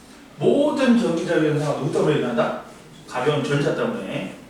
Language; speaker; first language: Korean; native; Korean